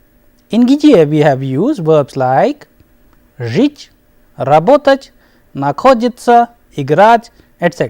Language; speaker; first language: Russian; non-native, fluent; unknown